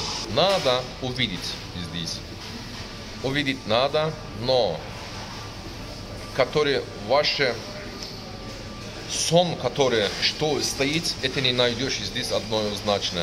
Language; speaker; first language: Russian; non-native, learner; Turkish